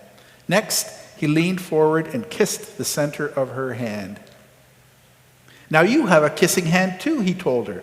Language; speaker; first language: English; native; English